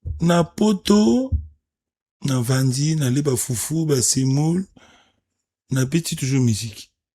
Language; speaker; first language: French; non-native, local second language; Lingala